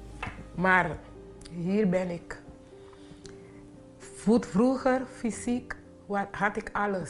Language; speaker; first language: Dutch; non-native, local second language; Papiamento